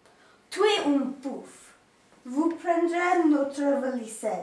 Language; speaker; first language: French; non-native, learner; English